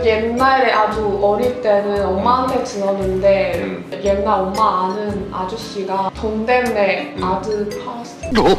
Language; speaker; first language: Korean; non-native, learner; Cantonese